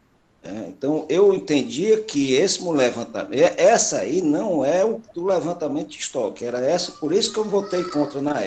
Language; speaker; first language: Portuguese; native; Portuguese